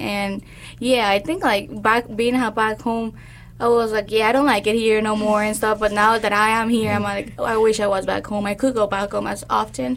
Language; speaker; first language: English; non-native, fluent; Spanish